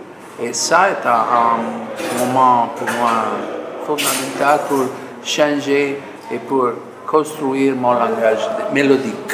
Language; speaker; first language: French; non-native, fluent; Italian